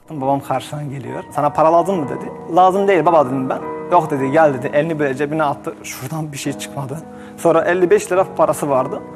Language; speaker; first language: Turkish; non-native, local second language; Kurdish